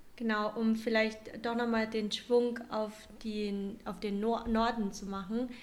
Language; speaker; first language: German; non-native, fluent; Vietnamese